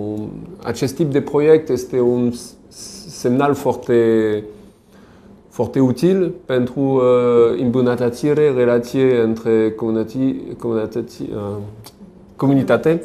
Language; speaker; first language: Romanian; non-native, learner; French